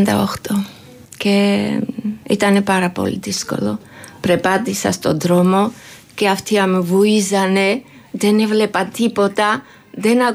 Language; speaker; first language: Greek; non-native, learner; Georgian